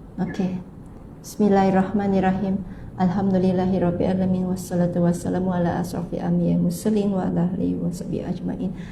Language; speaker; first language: Malay; non-native, local second language; Chinese